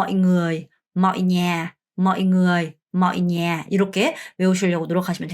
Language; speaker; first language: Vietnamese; non-native, fluent; Korean